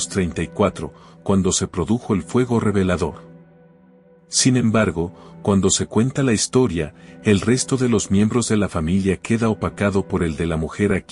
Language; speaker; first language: Spanish; native; Spanish